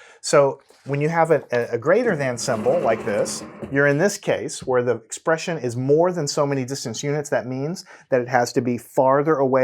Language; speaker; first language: English; native; English